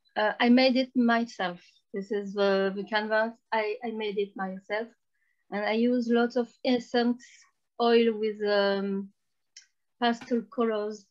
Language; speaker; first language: English; non-native, learner; French